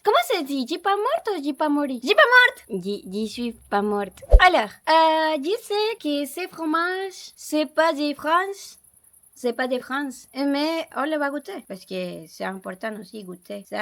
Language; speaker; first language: French; non-native, learner; Spanish